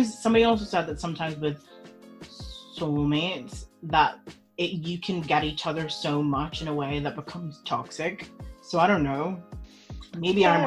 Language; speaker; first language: English; native; English